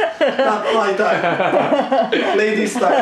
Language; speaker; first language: English; non-native, learner; Arabic